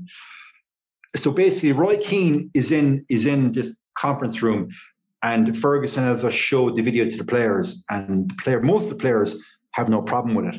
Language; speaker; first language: English; native; English